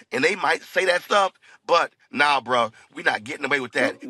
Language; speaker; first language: English; native; English